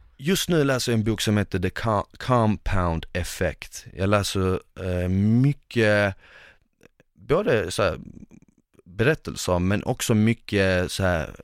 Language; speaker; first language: Swedish; early bilingual, other home language; Bosnian